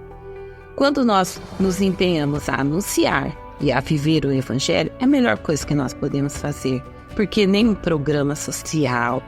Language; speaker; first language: Portuguese; native; Portuguese